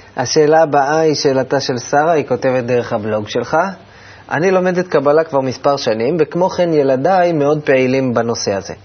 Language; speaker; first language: Hebrew; native; Hebrew